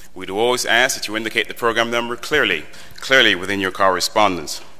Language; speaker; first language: English; native; English